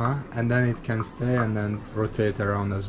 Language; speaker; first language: English; non-native, fluent; Azerbaijani